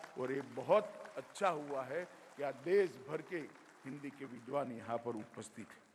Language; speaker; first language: Hindi; non-native, local second language; Gujarati